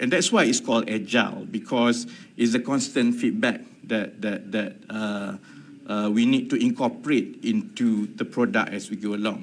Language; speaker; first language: English; non-native, local second language; Malay